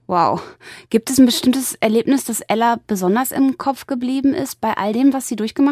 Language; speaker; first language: German; native; German